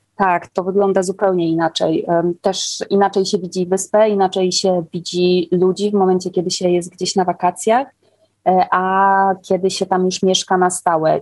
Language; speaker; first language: Polish; native; Polish